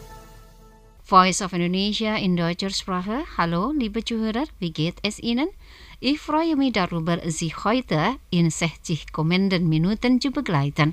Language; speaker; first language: German; non-native, fluent; Indonesian